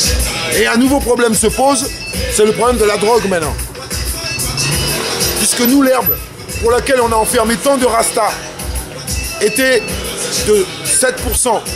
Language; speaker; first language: French; native; French